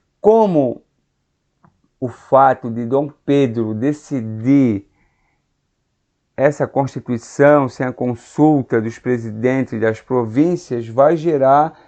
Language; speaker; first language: Portuguese; native; Portuguese